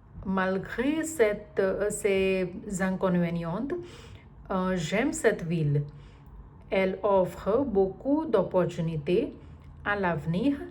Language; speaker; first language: French; non-native, learner; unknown